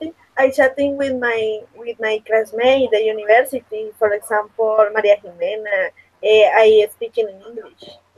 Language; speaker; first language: English; non-native, learner; Spanish